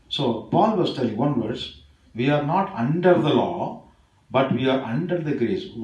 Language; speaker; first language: English; non-native, local second language; Tamil